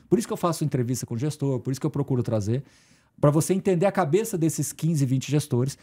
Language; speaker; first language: Portuguese; native; Portuguese